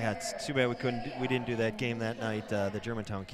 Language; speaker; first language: English; native; English